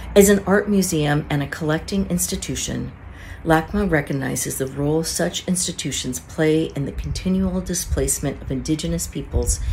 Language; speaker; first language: English; native; English